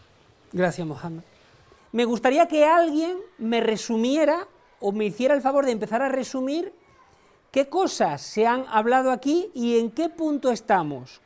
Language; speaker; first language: Spanish; native; Spanish